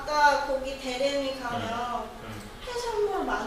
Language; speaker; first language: Korean; non-native, learner; Chinese